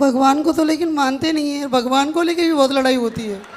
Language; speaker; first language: Hindi; native; Hindi